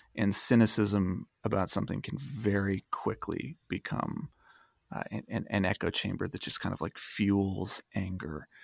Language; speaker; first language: English; native; English